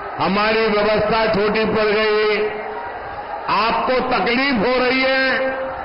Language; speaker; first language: Hindi; non-native, local second language; Gujarati